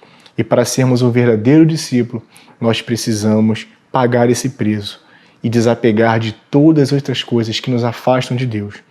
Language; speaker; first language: Portuguese; native; Portuguese